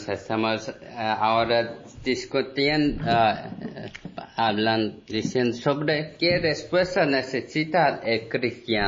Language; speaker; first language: Spanish; non-native, learner; Korean